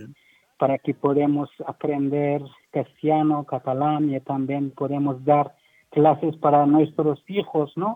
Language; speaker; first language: Spanish; non-native, learner; Persian